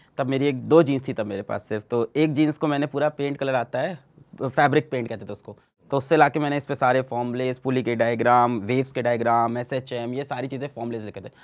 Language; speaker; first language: Hindi; native; Hindi